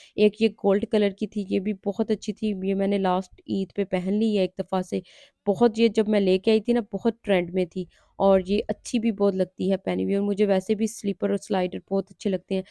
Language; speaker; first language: Urdu; non-native, local second language; Punjabi